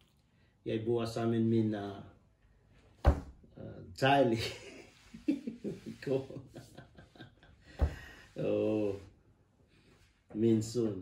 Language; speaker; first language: Danish; non-native, learner; Cebuano